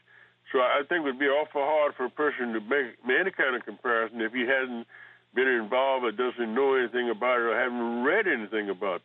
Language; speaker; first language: English; native; English